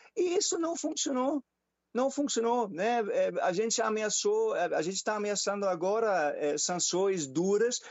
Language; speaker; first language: Portuguese; non-native, fluent; German